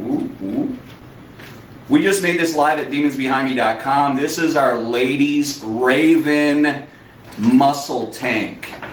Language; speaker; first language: English; native; English